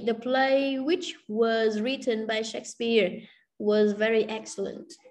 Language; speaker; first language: English; non-native, fluent; Vietnamese